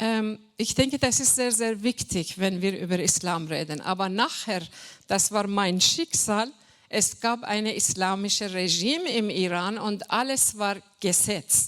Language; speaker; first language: German; non-native, fluent; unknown